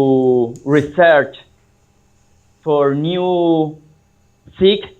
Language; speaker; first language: English; non-native, learner; Spanish